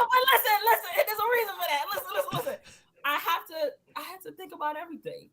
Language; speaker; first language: English; native; English